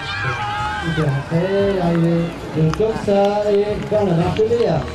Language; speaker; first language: French; native; French